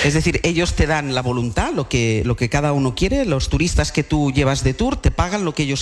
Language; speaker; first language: Spanish; native; Spanish